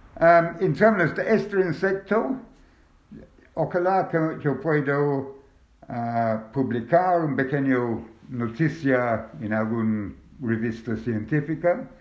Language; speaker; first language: Spanish; non-native, learner; English